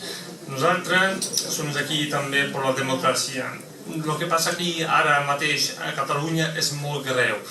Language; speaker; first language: Catalan; non-native, local second language; French